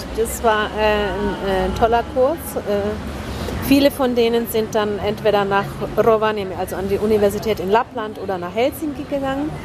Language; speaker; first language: German; early bilingual, heritage; German